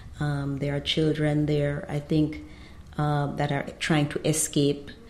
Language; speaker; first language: English; native; English